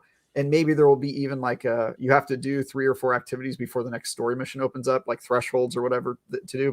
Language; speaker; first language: English; native; English